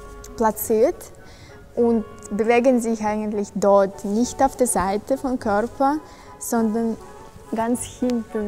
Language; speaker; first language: German; non-native, fluent; Russian